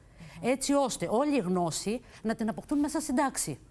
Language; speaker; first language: Greek; native; Greek